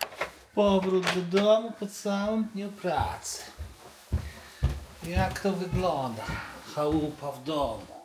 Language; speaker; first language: Polish; native; Polish